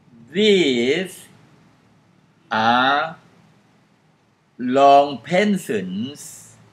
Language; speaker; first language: English; non-native, learner; Thai